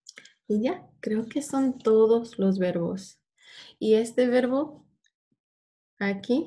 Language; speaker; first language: Spanish; non-native, fluent; English